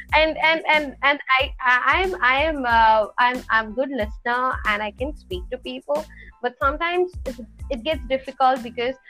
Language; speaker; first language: English; non-native, local second language; Telugu